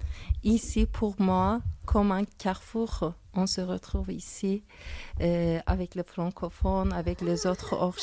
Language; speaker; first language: French; non-native, fluent; Turkish